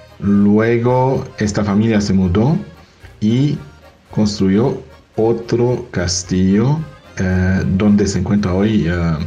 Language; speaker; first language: Spanish; non-native, fluent; German